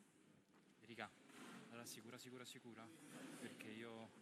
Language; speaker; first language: Italian; native; Italian